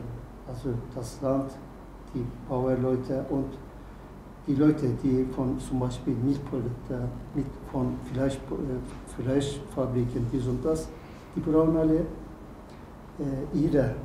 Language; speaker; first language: German; non-native, learner; Turkish